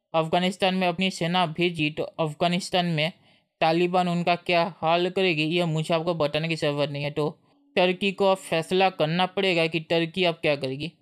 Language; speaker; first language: Hindi; native; Hindi